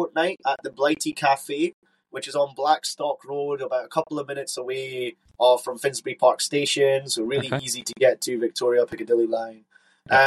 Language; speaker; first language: English; native; English